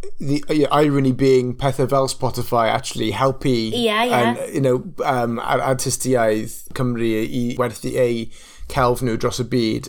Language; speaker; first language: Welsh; non-native, local second language; English